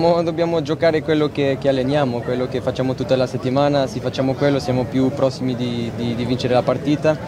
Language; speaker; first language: Italian; non-native, fluent; Portuguese